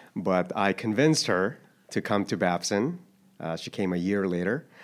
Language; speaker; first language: English; early bilingual, other home language; Korean